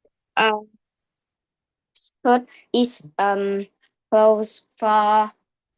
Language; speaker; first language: English; non-native, learner; Vietnamese